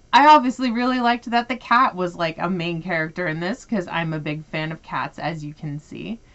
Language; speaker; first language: English; native; English